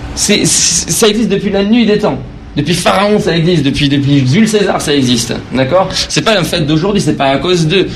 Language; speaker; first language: French; non-native, fluent; Persian